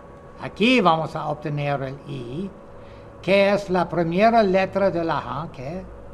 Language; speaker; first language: Spanish; non-native, fluent; English